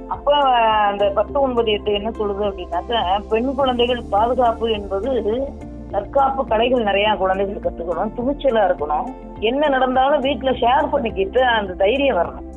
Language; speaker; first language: Tamil; native; Tamil